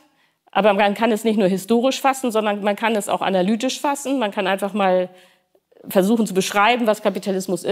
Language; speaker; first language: German; native; German